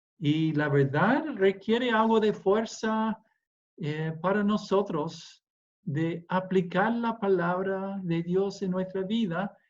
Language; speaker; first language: Spanish; non-native, fluent; English